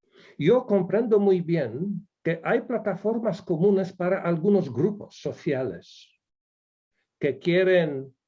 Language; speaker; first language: Spanish; non-native, fluent; Polish